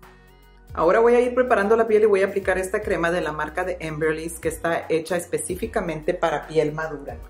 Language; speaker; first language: Spanish; native; Spanish